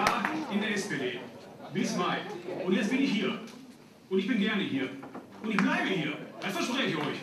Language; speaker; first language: German; native; German